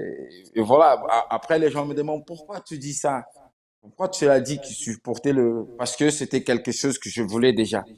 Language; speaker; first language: French; non-native, fluent; Portuguese